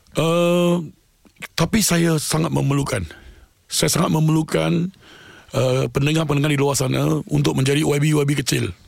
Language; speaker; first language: Malay; non-native, local second language; Tamil